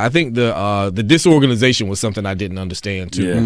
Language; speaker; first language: English; native; English